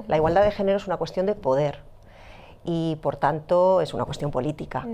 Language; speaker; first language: Spanish; native; Spanish